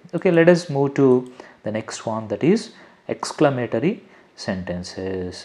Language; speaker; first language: English; non-native, local second language; Telugu